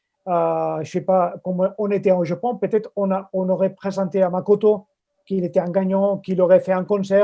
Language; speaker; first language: French; non-native, fluent; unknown